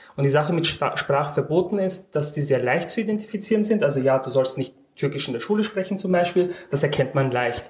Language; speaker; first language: German; early bilingual, other home language; Turkish